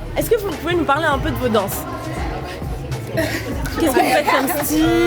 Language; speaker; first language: French; native; French